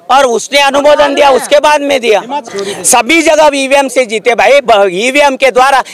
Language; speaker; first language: Hindi; non-native, local second language; Marathi